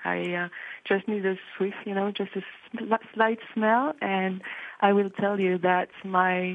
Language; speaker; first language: English; non-native, fluent; French